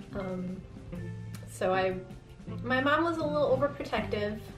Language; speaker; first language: English; native; English